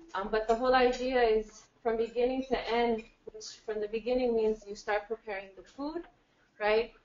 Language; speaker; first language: English; native; English